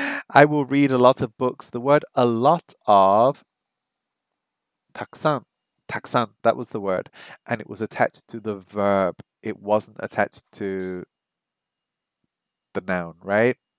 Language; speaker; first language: English; native; English